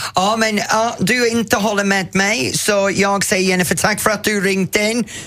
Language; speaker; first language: Swedish; non-native, fluent; English